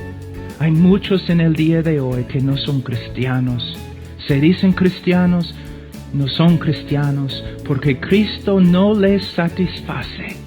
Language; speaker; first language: Spanish; non-native, fluent; English